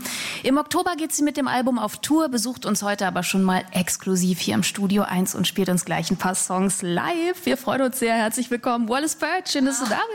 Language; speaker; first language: German; native; German